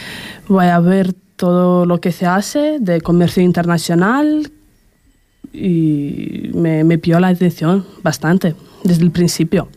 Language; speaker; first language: Spanish; non-native, fluent; Romanian